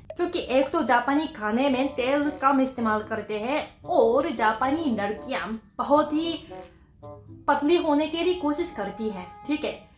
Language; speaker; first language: Hindi; non-native, fluent; Japanese